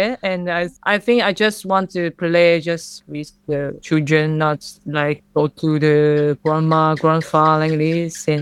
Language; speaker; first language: English; non-native, learner; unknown